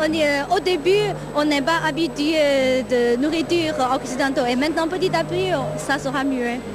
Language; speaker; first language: French; non-native, fluent; Chinese